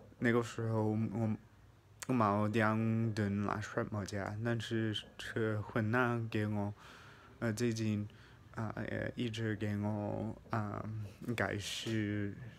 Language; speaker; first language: Chinese; non-native, fluent; English